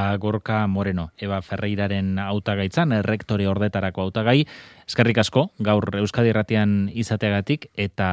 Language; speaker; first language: Basque; native; Basque